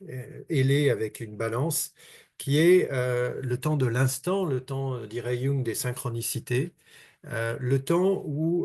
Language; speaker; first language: French; native; French